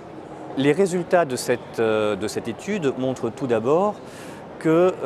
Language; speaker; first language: French; native; French